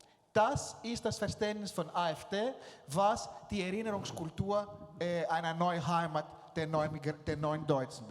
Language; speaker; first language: German; non-native, fluent; Greek